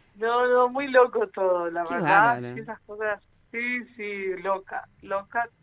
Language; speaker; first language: Spanish; early bilingual, other home language; Portuguese